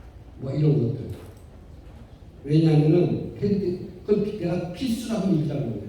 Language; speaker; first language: Korean; native; Korean